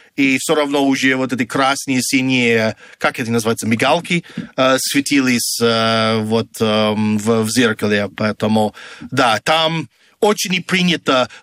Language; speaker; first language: Russian; non-native, fluent; English